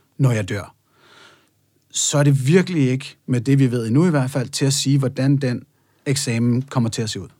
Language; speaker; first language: Danish; native; Danish